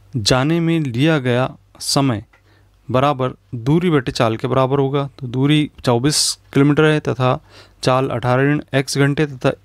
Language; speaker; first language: Hindi; native; Hindi